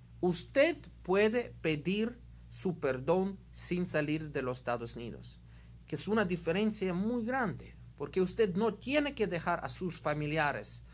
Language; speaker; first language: Spanish; non-native, fluent; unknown